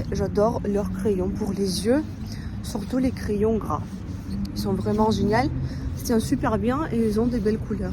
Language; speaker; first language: French; non-native, fluent; Russian